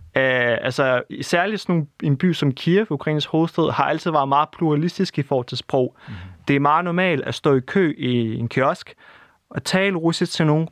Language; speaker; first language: Danish; non-native, fluent; Russian